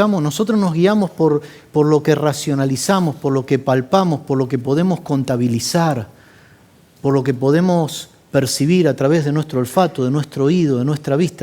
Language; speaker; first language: Spanish; native; Spanish